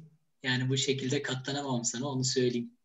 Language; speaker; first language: Turkish; native; Turkish